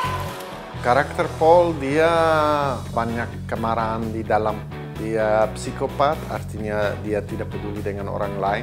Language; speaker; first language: Indonesian; non-native, learner; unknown